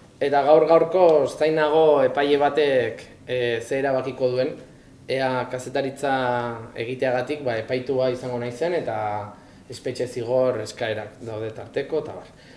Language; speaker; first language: Basque; native; Basque